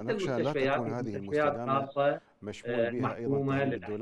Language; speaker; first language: Arabic; native; Arabic